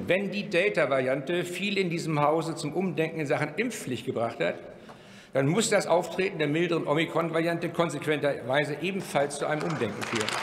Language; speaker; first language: German; native; German